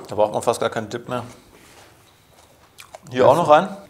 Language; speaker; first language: German; native; German